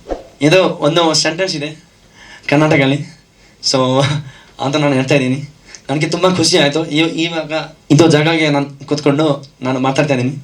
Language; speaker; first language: Kannada; non-native, learner; Hindi